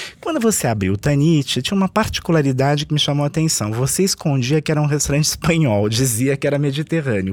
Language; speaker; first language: Portuguese; native; Portuguese